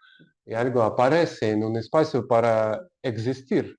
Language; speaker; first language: Spanish; non-native, learner; Russian